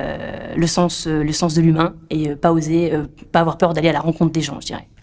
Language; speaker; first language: French; native; French